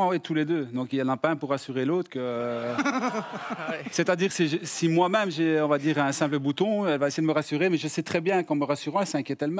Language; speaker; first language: French; native; French